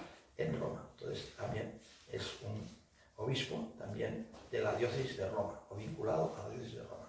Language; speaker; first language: Spanish; native; Spanish